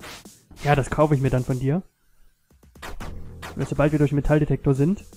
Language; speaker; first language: German; native; German